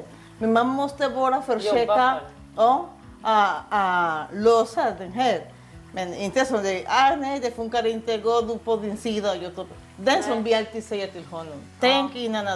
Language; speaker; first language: Swedish; non-native, learner; Spanish